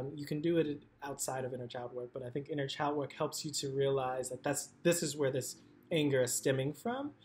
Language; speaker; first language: English; native; English